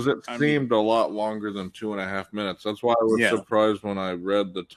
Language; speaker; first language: English; native; English